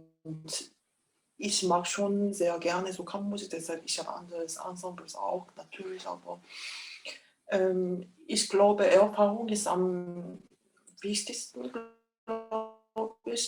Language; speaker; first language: German; non-native, fluent; Korean